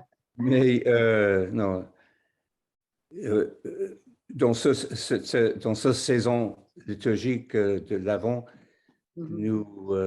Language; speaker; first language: French; non-native, fluent; English